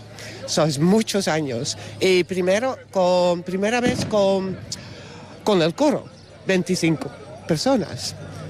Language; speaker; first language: Spanish; non-native, learner; Dutch